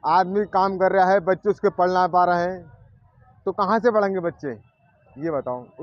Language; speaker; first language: Hindi; native; Hindi